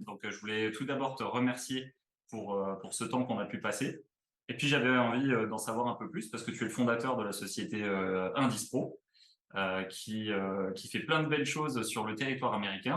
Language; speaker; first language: French; native; French